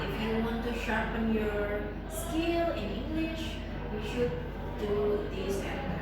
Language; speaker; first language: English; non-native, fluent; Indonesian